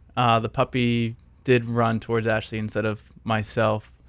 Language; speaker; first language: English; native; English